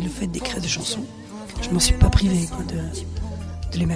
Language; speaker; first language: French; early bilingual, other home language; Spanish